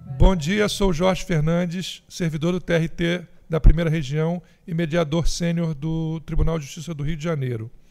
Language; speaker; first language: Portuguese; native; Portuguese